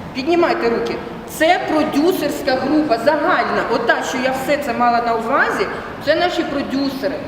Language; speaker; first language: Ukrainian; non-native, local second language; Russian